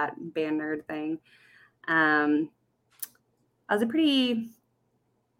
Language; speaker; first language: English; native; English